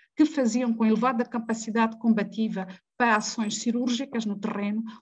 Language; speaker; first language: Portuguese; native; Portuguese